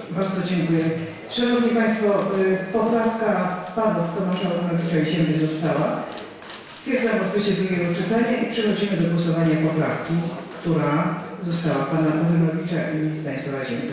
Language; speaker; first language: Polish; native; Polish